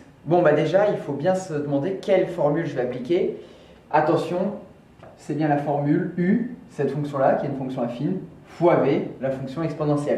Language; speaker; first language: French; native; French